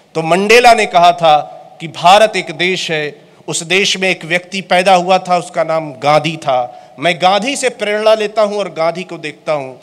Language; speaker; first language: Hindi; native; Hindi